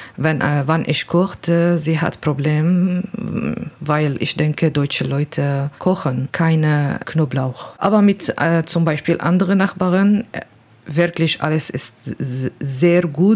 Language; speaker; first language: German; non-native, learner; Kurdish